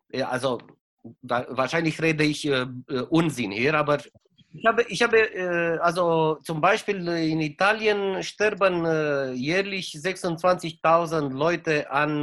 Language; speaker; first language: German; non-native, fluent; Romanian